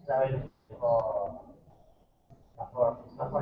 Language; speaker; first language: English; non-native, learner; Spanish